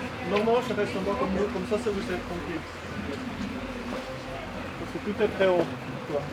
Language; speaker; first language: French; non-native, fluent; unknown